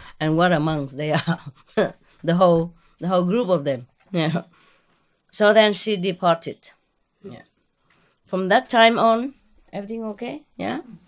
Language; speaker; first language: English; non-native, fluent; Vietnamese